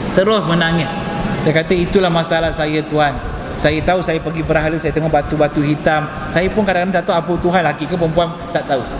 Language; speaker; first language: Malay; non-native, local second language; Tamil